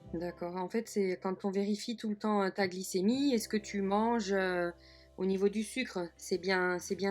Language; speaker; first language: French; native; French